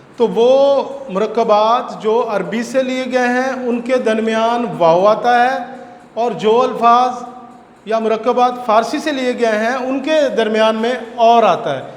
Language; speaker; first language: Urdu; non-native, local second language; Punjabi